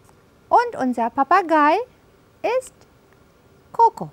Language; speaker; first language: German; non-native, fluent; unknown